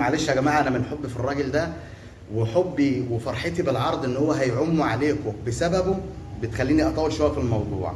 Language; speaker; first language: Arabic; native; Arabic